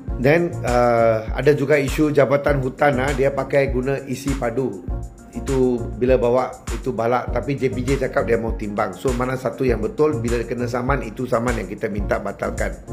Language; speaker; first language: Malay; non-native, local second language; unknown